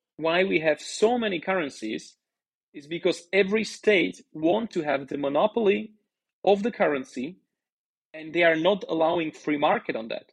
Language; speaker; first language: English; non-native, fluent; Slovak